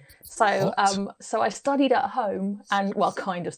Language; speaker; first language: English; native; English